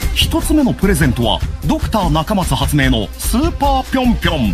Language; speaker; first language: Japanese; native; Japanese